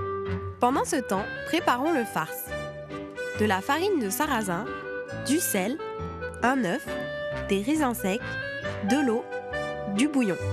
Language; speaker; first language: French; native; French